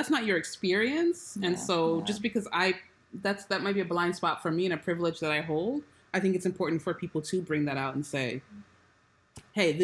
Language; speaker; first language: English; native; English